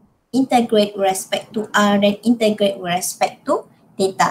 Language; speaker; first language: English; non-native, local second language; Malay